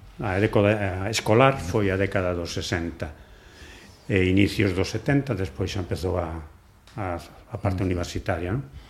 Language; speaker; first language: Galician; non-native, local second language; Spanish